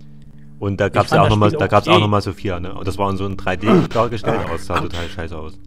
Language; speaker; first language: German; native; German